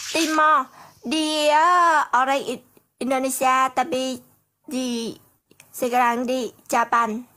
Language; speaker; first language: Indonesian; non-native, learner; Vietnamese